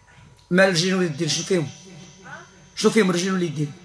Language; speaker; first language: Arabic; native; Arabic